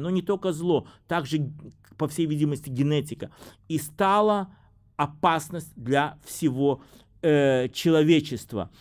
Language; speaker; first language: Russian; native; Russian